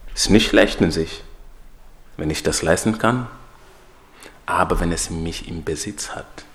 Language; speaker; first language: German; non-native, fluent; Swahili